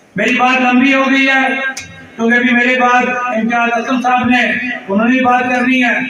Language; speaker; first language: Hindi; non-native, local second language; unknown